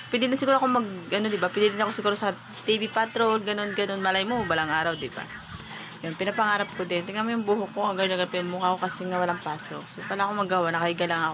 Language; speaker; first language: Filipino; non-native, local second language; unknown